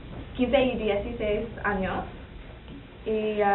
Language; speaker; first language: Spanish; non-native, learner; English